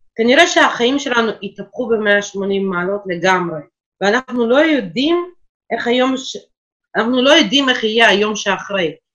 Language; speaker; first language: Hebrew; non-native, fluent; Russian